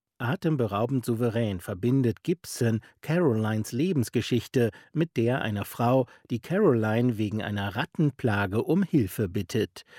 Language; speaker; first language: German; native; German